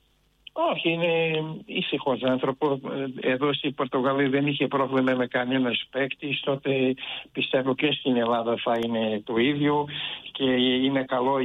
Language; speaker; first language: Greek; non-native, fluent; Portuguese